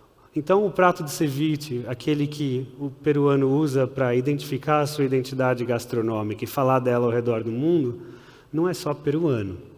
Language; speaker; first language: Portuguese; early bilingual, heritage; Portuguese